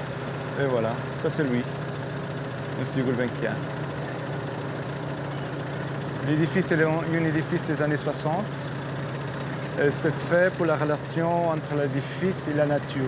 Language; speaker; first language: French; non-native, fluent; Portuguese